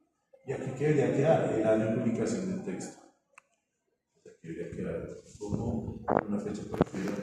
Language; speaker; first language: Spanish; native; Spanish